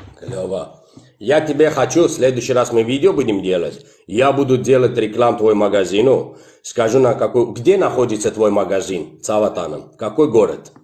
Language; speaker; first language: Russian; non-native, local second language; Azerbaijani